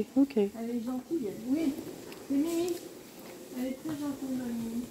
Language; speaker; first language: French; native; French